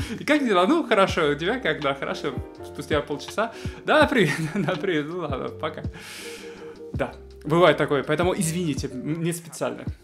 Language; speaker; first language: Russian; non-native, fluent; Spanish